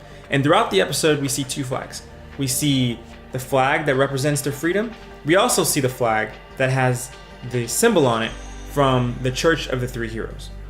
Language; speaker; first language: English; native; English